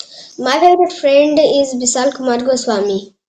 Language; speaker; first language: English; non-native, learner; Hindi